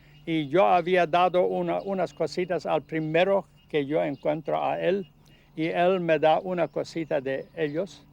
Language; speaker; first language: Spanish; non-native, learner; Plautdietsch